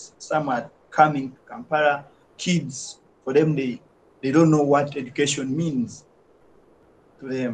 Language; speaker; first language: English; non-native, local second language; Ganda